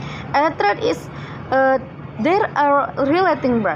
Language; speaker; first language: English; non-native, fluent; Indonesian